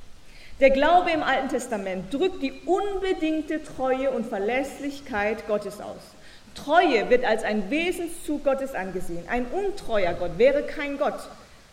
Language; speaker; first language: German; native; German